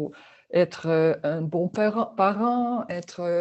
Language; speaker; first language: French; non-native, learner; Dutch